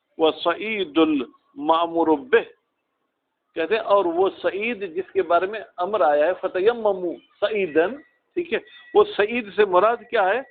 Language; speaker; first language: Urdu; non-native, local second language; Sindhi